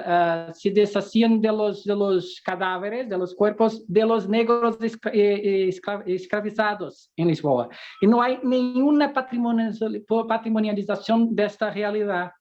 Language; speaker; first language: Spanish; non-native, fluent; Portuguese